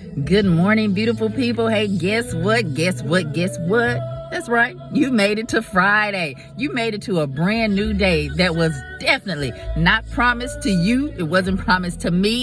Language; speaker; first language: English; native; English